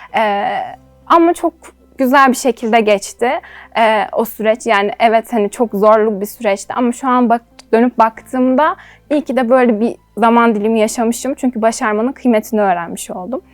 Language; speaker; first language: Turkish; native; Turkish